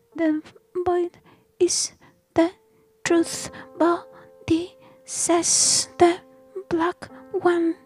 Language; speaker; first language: English; non-native, fluent; Spanish